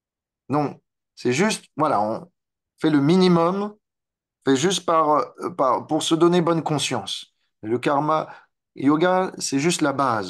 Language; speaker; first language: French; native; French